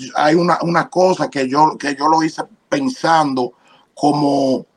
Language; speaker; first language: Spanish; native; Spanish